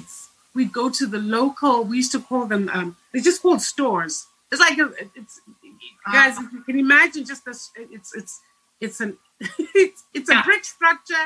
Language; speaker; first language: English; non-native, local second language; Shona